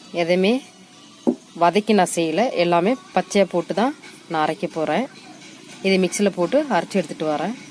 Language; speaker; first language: Tamil; native; Tamil